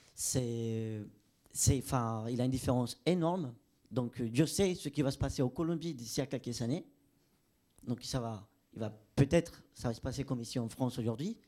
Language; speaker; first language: French; non-native, fluent; Spanish